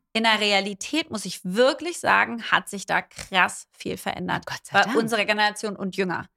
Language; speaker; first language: German; native; German